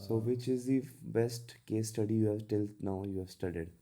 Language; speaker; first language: English; non-native, local second language; Hindi